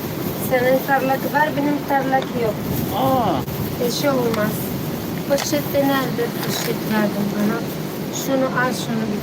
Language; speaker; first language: Turkish; non-native, learner; Arabic